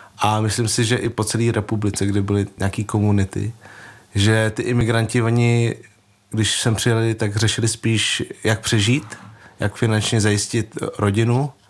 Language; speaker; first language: Czech; early bilingual, other home language; Vietnamese